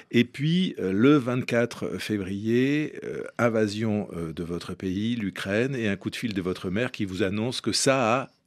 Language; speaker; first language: French; native; French